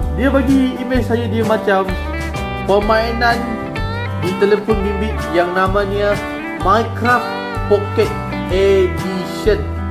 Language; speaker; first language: Malay; non-native, local second language; Chinese